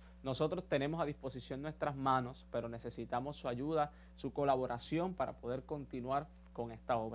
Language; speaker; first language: Spanish; native; Spanish